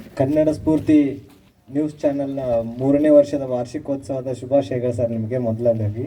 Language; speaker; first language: Kannada; native; Kannada